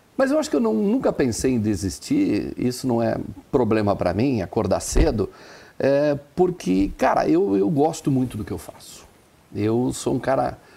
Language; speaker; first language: Portuguese; non-native, local second language; German